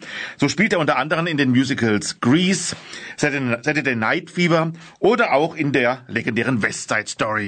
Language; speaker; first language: German; native; German